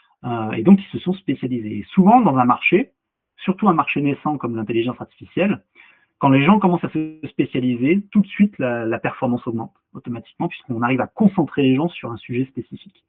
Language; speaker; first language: French; native; French